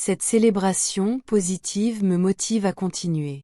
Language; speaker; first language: French; non-native, fluent; Portuguese